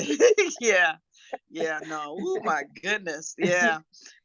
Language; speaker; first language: English; native; English